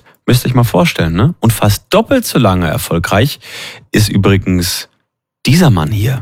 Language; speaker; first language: German; native; German